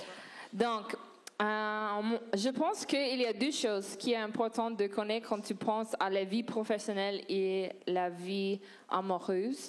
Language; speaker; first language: French; non-native, learner; English